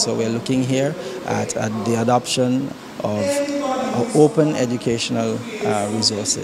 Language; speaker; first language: English; native; English